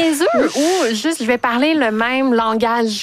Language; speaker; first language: French; native; French